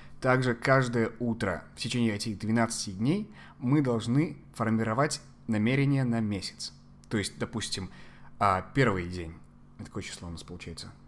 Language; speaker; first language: Russian; non-native, fluent; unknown